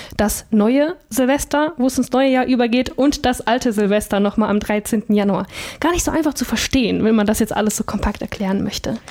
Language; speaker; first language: German; early bilingual, other home language; Russian